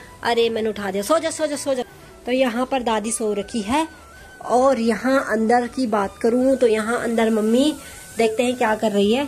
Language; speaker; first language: Hindi; native; Hindi